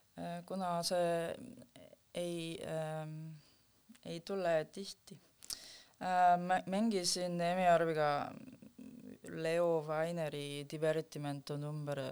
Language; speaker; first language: Estonian; non-native, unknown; Korean